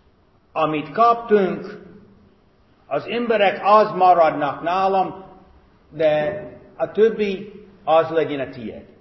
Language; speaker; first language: Hungarian; non-native, fluent; English